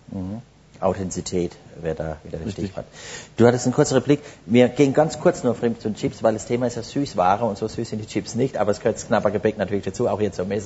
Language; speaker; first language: German; native; German